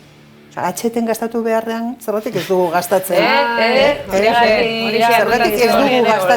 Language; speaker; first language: Basque; native; Basque